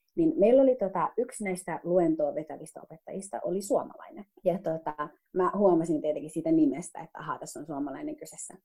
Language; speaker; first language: Finnish; early bilingual, other home language; Somali